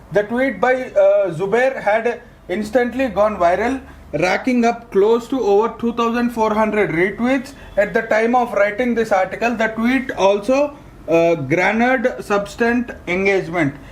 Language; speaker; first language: English; non-native, local second language; Telugu